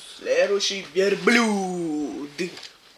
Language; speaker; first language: Russian; early bilingual, heritage; Russian